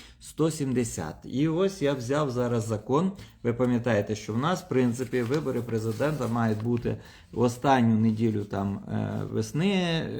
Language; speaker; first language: Ukrainian; non-native, local second language; Russian